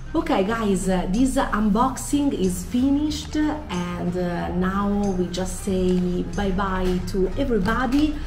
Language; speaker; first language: English; non-native, fluent; Italian